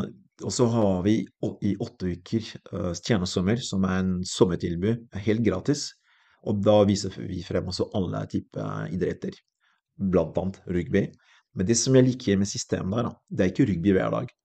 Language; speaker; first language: Norwegian; non-native, fluent; French